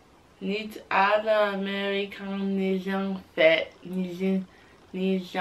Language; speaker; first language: Dutch; non-native, learner; English